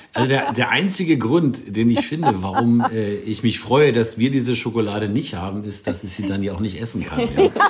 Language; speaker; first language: German; native; German